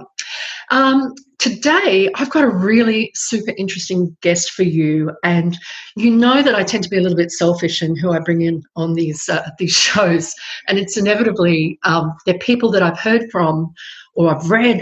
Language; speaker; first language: English; native; English